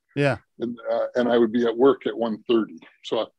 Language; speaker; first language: English; native; English